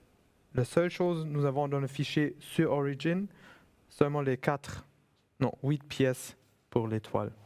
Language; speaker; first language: French; non-native, fluent; German